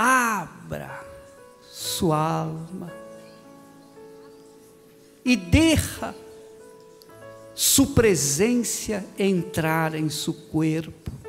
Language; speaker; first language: Portuguese; non-native, fluent; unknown